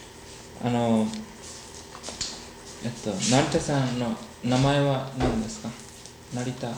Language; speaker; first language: Japanese; early bilingual, heritage; Japanese